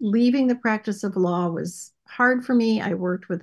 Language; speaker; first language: English; native; English